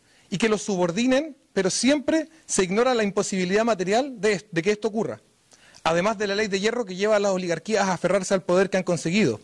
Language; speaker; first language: Spanish; native; Spanish